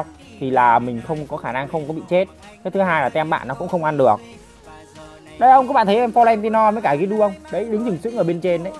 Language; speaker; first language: Vietnamese; native; Vietnamese